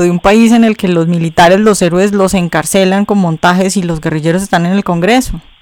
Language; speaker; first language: Spanish; native; Spanish